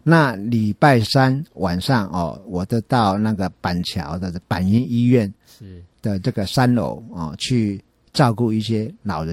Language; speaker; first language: Chinese; native; Chinese